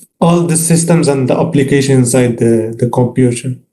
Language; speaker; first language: English; non-native, learner; Arabic